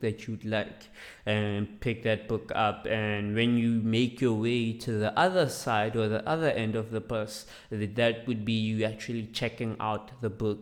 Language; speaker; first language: English; non-native, local second language; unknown